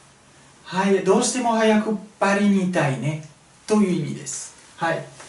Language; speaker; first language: Japanese; non-native, fluent; French